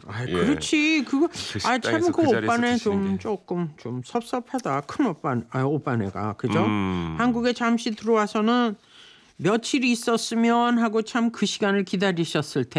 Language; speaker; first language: Korean; native; Korean